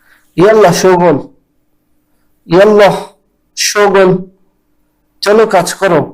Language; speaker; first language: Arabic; non-native, learner; Bangla